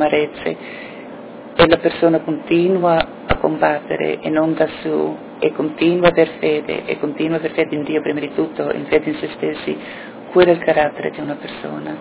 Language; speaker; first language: Italian; early bilingual, heritage; Italian